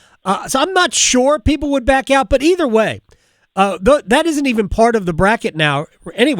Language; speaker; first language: English; native; English